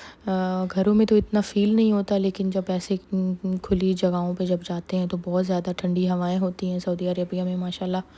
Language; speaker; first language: Urdu; native; Urdu